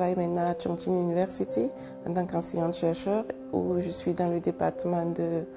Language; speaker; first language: French; non-native, local second language; Mossi